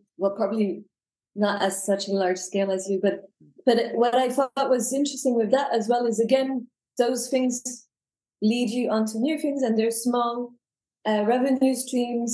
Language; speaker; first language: English; non-native, fluent; French